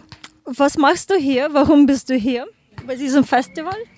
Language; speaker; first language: German; non-native, learner; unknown